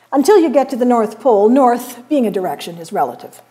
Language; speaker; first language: English; native; English